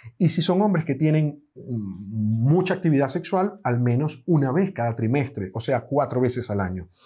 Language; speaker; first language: Spanish; native; Spanish